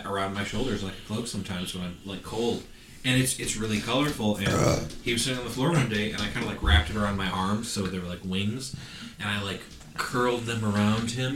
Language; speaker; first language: English; native; English